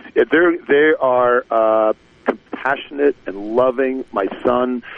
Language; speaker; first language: English; native; English